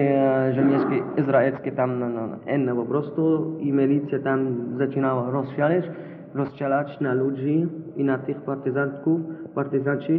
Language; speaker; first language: Polish; non-native, learner; Arabic